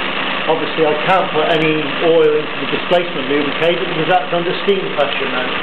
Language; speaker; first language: English; native; English